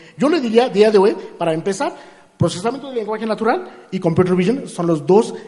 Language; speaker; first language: Spanish; non-native, fluent; Hindi